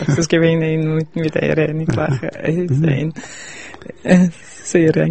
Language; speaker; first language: German; early bilingual, heritage; Yiddish